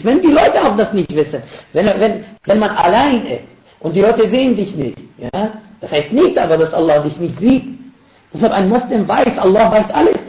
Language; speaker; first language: German; non-native, fluent; Arabic